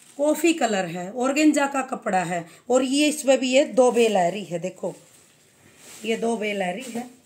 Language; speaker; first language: Hindi; native; Hindi